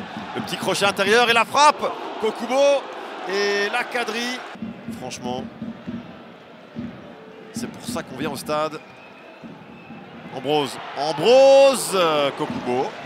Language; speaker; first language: French; native; French